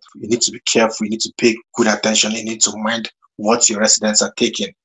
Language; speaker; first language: English; non-native, local second language; Igbo